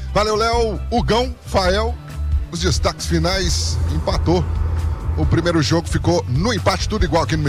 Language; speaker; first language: Portuguese; native; Portuguese